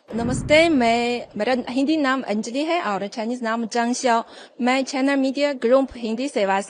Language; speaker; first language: Hindi; non-native, fluent; Chinese